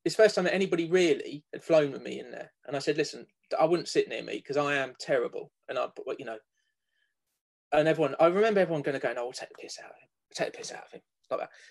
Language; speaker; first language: English; native; English